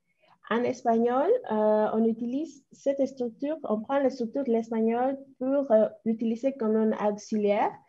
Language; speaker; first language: French; non-native, fluent; Spanish